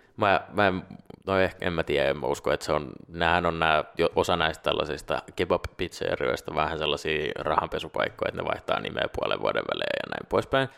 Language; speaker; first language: Finnish; native; Finnish